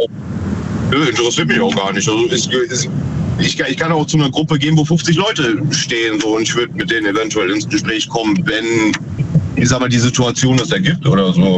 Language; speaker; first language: German; native; German